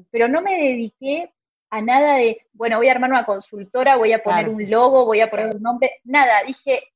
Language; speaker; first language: Spanish; native; Spanish